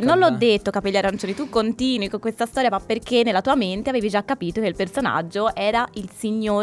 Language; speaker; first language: Italian; native; Italian